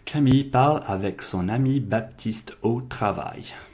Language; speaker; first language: French; non-native, fluent; English